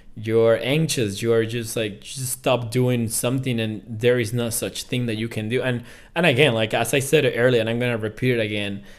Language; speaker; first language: English; non-native, fluent; Spanish